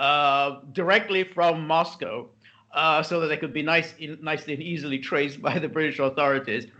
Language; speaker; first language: English; native; English